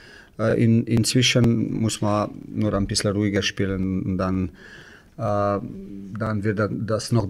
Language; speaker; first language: German; non-native, fluent; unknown